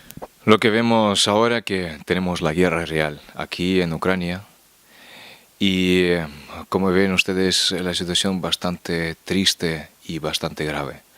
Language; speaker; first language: Spanish; non-native, fluent; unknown